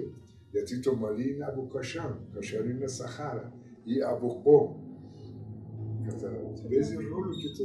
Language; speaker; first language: Greek; non-native, learner; Persian